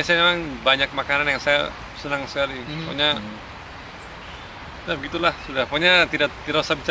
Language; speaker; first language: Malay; early bilingual, other home language; German